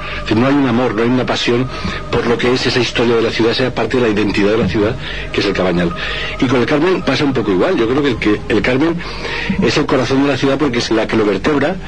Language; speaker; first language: Spanish; native; Spanish